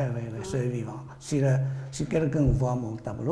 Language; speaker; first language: French; non-native, learner; Chinese